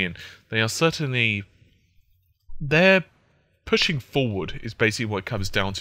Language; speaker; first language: English; native; English